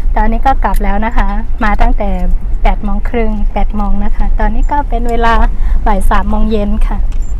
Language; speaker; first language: Thai; non-native, local second language; Shan